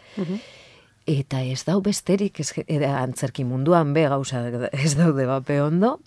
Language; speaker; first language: Basque; non-native, local second language; Spanish